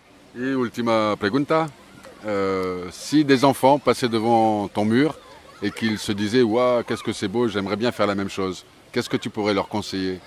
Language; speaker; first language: French; native; French